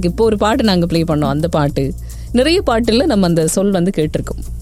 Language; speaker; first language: Tamil; native; Tamil